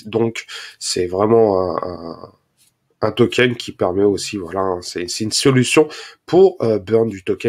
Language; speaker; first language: French; native; French